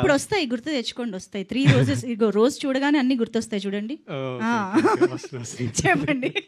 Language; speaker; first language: Telugu; native; Telugu